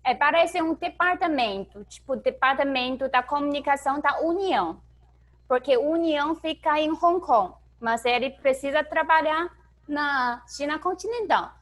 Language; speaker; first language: Portuguese; non-native, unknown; Chinese